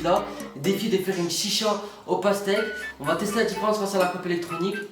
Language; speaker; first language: French; native; French